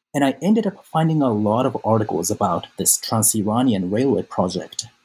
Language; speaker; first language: English; non-native, fluent; Japanese